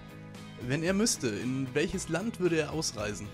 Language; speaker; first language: German; native; German